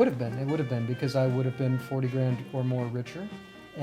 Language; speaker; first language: English; native; English